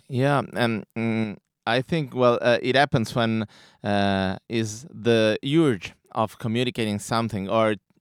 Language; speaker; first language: English; non-native, fluent; Italian